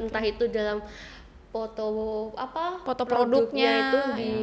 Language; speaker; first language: Indonesian; native; Indonesian